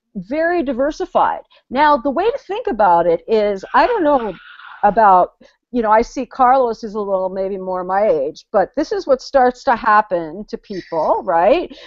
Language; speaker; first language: English; native; English